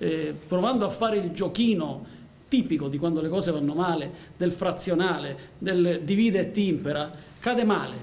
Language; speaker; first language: Italian; native; Italian